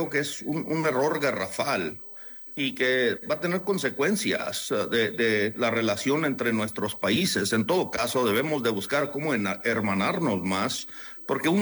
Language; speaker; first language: Spanish; native; Spanish